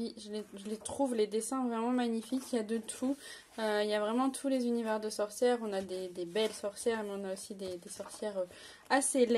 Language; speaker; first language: French; native; French